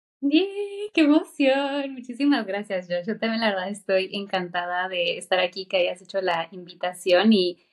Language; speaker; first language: Spanish; native; Spanish